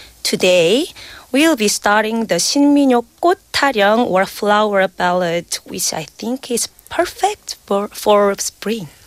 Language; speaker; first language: English; non-native, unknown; Korean